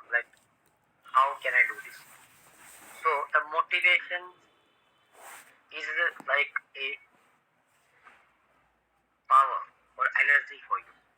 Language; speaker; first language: English; non-native, local second language; Hindi